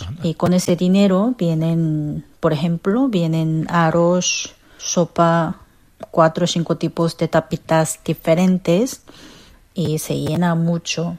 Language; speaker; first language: Spanish; non-native, fluent; Korean